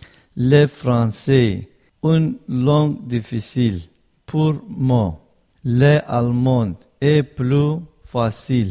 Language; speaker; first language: French; non-native, learner; Kurdish